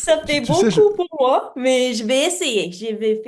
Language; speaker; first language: French; non-native, learner; English